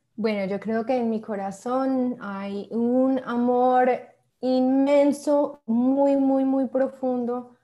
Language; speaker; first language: Spanish; early bilingual, heritage; Spanish